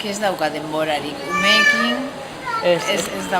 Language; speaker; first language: Basque; non-native, local second language; Spanish